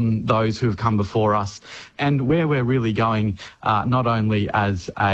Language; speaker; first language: English; native; English